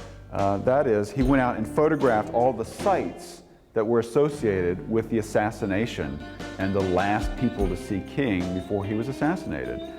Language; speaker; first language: English; native; English